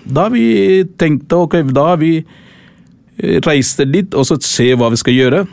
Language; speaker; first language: Norwegian; non-native, learner; Sinhala